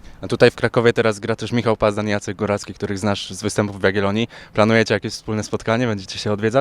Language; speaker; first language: Polish; native; Polish